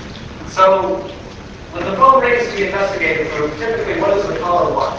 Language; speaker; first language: English; native; English